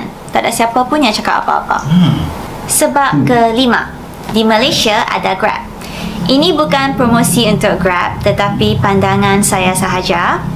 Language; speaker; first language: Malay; non-native, fluent; Japanese